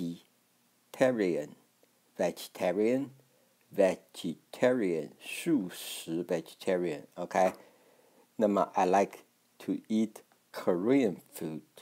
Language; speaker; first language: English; non-native, fluent; Chinese